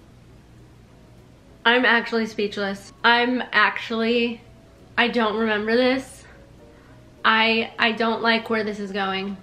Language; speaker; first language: English; native; English